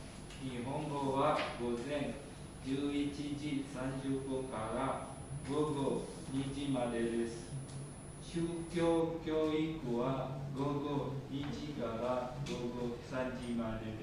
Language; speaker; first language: Japanese; non-native, learner; Indonesian